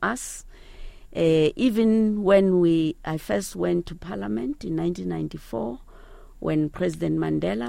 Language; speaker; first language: English; non-native, local second language; Xhosa